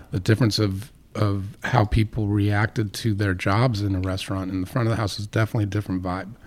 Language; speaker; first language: English; native; English